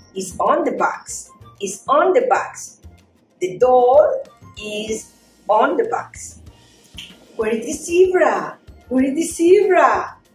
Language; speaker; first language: English; non-native, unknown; Spanish